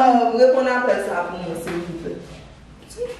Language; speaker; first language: French; non-native, learner; Haitian Creole